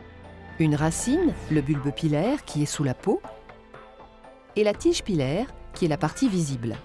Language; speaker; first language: French; native; French